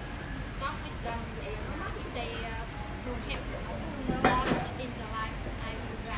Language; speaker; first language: English; non-native, local second language; Vietnamese